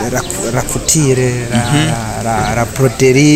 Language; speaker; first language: French; non-native, learner; Rundi